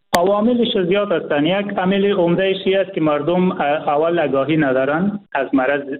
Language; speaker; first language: Persian; native; Persian